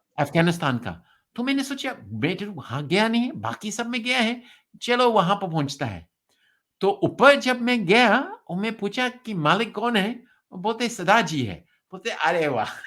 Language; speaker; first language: Hindi; non-native, learner; English